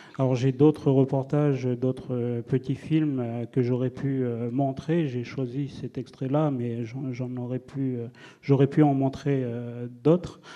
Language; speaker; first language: French; non-native, local second language; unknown